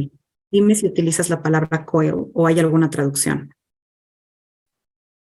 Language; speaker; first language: Spanish; non-native, fluent; English